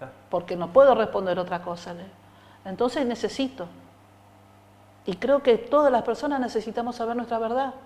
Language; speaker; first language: Spanish; native; Spanish